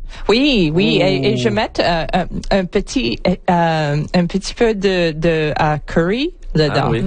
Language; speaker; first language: French; non-native, local second language; English